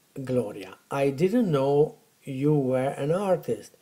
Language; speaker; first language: English; non-native, fluent; Albanian